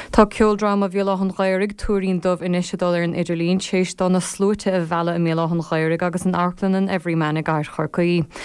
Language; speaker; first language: Irish; native; Irish